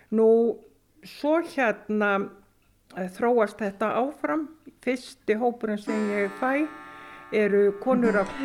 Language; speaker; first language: Icelandic; native; Icelandic